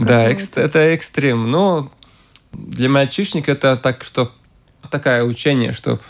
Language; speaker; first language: Russian; non-native, local second language; Latvian